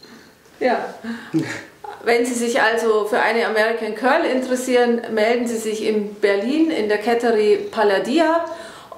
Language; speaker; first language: German; native; German